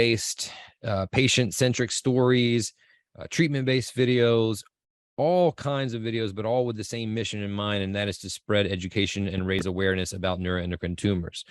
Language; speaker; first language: English; native; English